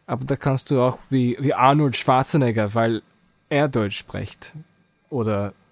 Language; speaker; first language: German; early bilingual, other home language; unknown